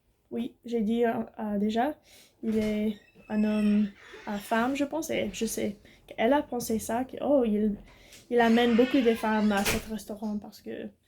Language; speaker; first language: French; non-native, learner; English